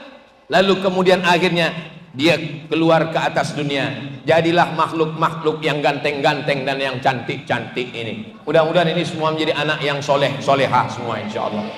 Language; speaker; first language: Indonesian; native; Indonesian